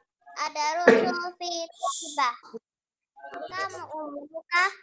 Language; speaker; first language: Arabic; non-native, learner; Indonesian